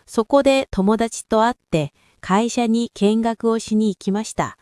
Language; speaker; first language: Japanese; non-native, fluent; Korean